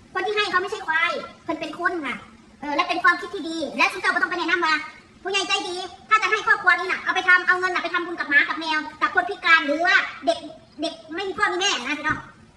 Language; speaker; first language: Thai; non-native, local second language; Northeastern Thai